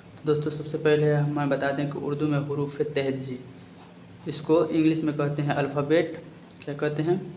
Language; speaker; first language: Hindi; native; Hindi